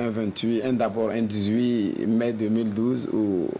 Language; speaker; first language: French; non-native, local second language; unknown